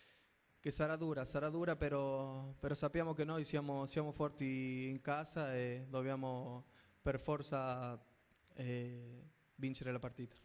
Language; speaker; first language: Italian; non-native, fluent; Spanish